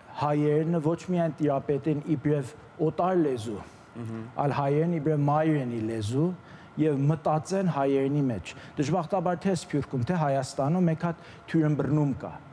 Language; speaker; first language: Armenian; early bilingual, heritage; Armenian